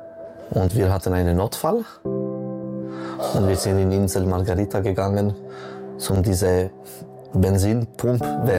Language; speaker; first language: German; non-native, local second language; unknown